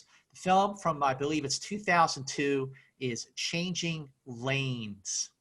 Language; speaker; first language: English; native; English